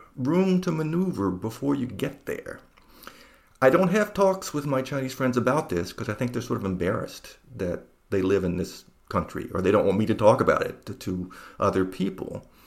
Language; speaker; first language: English; native; English